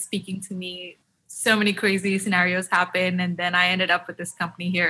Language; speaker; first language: English; non-native, local second language; Tamil